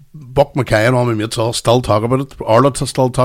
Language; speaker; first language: English; native; English